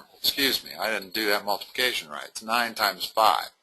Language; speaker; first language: English; native; English